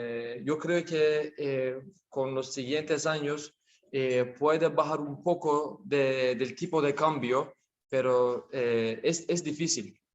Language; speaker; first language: Spanish; non-native, learner; Turkish